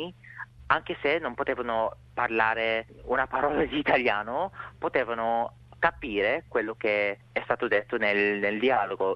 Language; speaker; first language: Italian; non-native, fluent; English